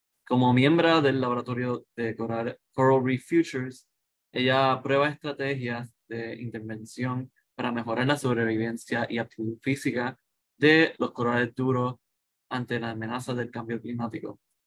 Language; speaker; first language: Spanish; native; Spanish